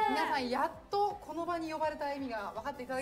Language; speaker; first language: Japanese; native; Japanese